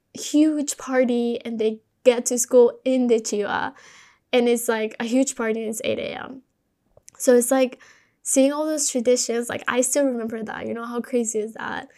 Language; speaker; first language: English; early bilingual, other home language; Spanish